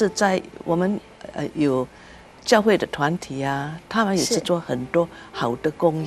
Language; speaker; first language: Chinese; early bilingual, heritage; Chinese